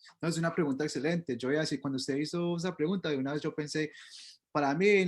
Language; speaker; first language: Spanish; early bilingual, heritage; Spanish